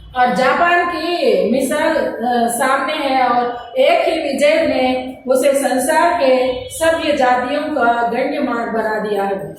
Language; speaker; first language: Hindi; non-native, local second language; Telugu